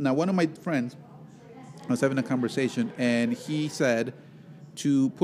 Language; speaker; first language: English; non-native, fluent; Spanish